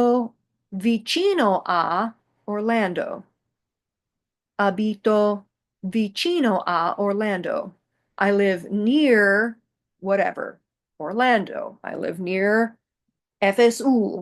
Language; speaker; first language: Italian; non-native, fluent; English